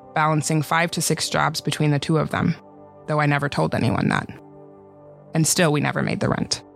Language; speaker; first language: English; early bilingual, other home language; Swedish